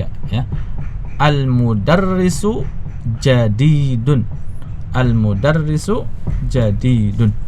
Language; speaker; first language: Arabic; non-native, fluent; Indonesian